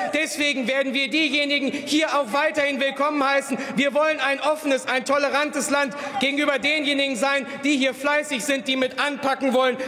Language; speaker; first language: German; native; German